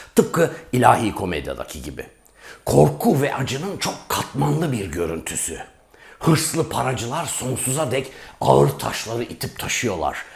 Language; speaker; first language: Turkish; native; Turkish